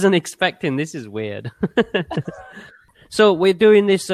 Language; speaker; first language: English; early bilingual, other home language; Chinese